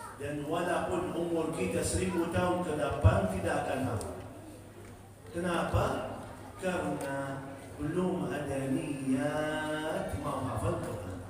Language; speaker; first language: Malay; non-native, fluent; Arabic